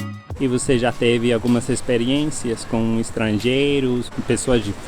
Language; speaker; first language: Portuguese; non-native, fluent; English